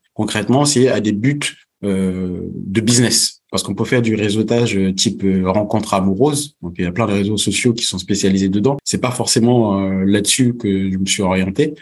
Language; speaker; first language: French; early bilingual, other home language; Fula